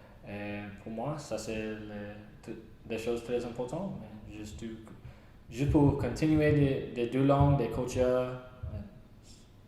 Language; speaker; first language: French; non-native, learner; English